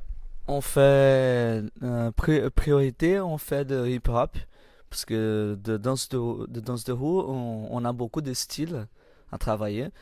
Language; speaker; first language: French; non-native, learner; Portuguese